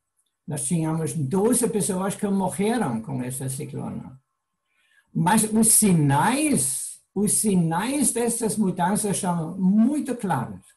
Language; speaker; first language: Portuguese; non-native, fluent; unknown